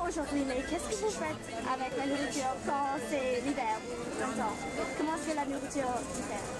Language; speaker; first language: French; non-native, learner; English